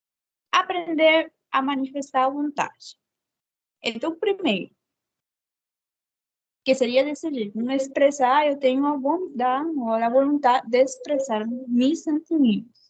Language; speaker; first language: Portuguese; non-native, fluent; Spanish